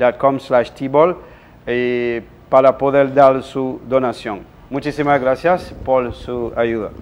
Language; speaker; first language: Spanish; non-native, fluent; Haitian Creole